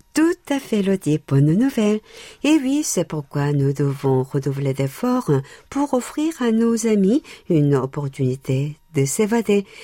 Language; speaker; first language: French; non-native, fluent; Korean